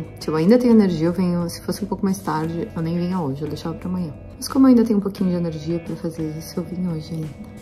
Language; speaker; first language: Portuguese; native; Portuguese